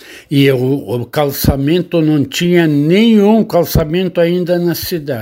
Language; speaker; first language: Portuguese; non-native, learner; Arabic